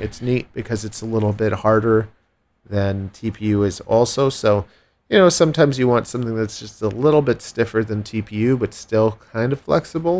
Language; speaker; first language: English; native; English